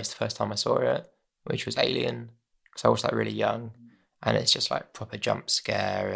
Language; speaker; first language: English; native; English